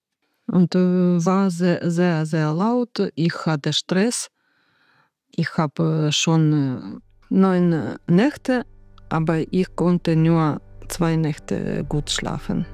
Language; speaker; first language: German; non-native, learner; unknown